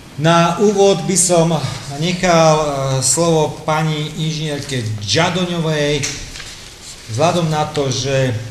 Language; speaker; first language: Slovak; native; Slovak